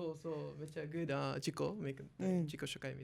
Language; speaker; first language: Japanese; non-native, learner; English